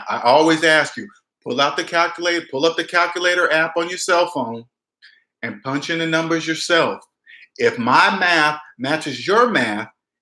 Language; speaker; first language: English; native; English